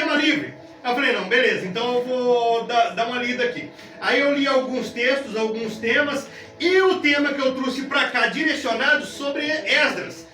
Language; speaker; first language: Portuguese; native; Portuguese